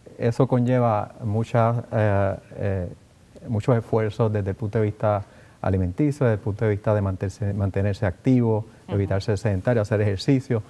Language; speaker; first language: Spanish; native; Spanish